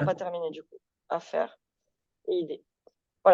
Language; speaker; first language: French; native; French